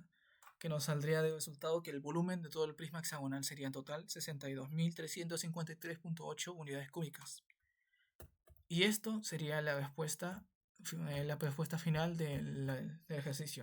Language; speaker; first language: Spanish; native; Spanish